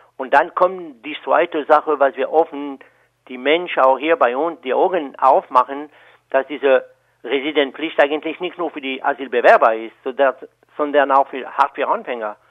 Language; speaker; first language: German; non-native, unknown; French